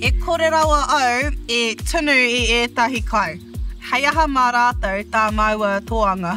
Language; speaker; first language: Māori; non-native, local second language; English